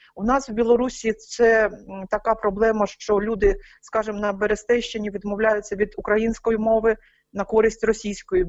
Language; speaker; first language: Ukrainian; native; Ukrainian